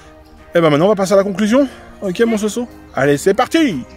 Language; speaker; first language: French; native; French